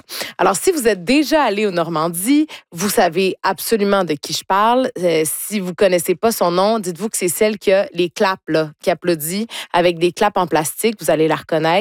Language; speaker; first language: French; native; French